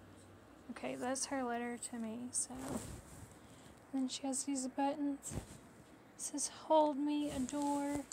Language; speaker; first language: English; native; English